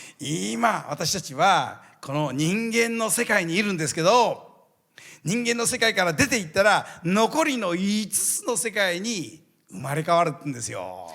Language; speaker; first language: Japanese; native; Japanese